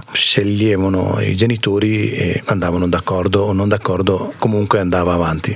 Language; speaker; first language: Italian; non-native, fluent; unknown